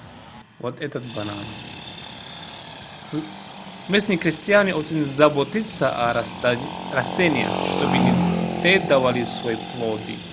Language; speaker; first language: Russian; non-native, fluent; Javanese